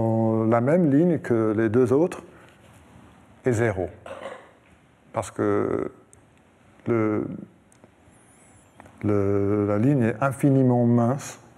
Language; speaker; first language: French; non-native, fluent; English